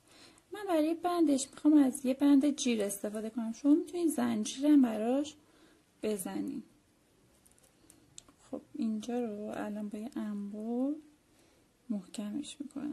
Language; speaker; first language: Persian; native; Persian